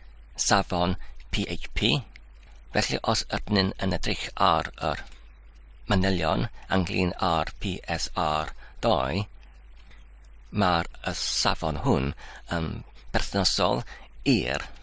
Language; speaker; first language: Welsh; non-native, learner; English